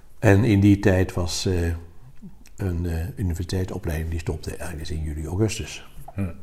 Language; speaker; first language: Dutch; native; Dutch